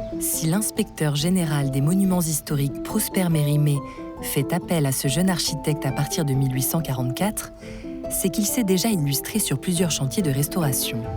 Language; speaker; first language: French; native; French